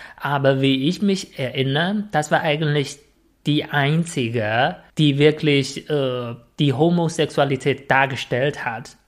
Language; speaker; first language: German; non-native, fluent; Chinese